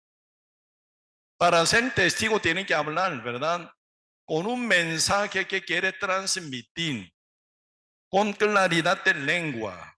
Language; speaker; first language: Spanish; non-native, learner; Korean